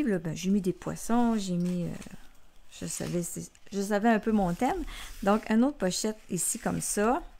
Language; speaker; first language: French; native; French